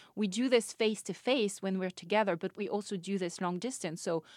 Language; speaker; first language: English; non-native, fluent; French